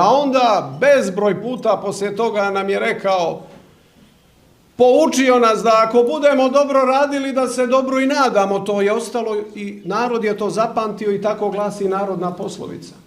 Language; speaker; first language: Croatian; native; Croatian